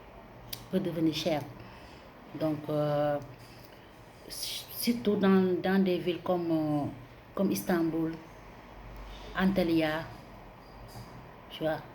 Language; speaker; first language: French; non-native, local second language; Wolof